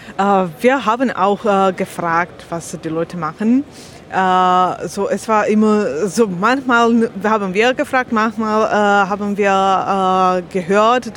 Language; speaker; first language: German; non-native, learner; Slovak